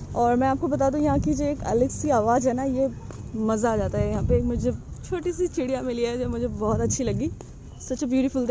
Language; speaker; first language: Hindi; native; Hindi